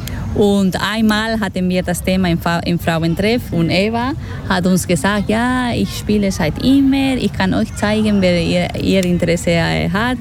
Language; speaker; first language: German; non-native, fluent; Spanish